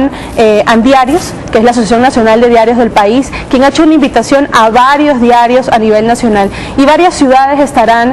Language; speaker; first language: Spanish; native; Spanish